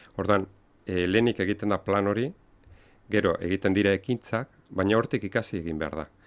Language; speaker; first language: Basque; non-native, local second language; Spanish